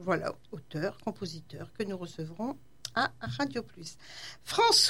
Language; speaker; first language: French; native; French